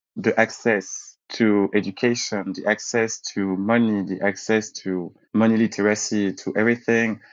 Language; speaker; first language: English; early bilingual, other home language; French